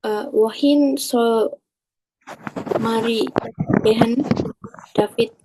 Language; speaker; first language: German; non-native, learner; Indonesian